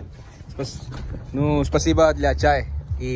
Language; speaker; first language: Russian; non-native, learner; Hindi